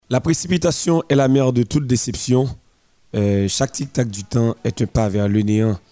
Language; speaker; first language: French; non-native, local second language; Haitian Creole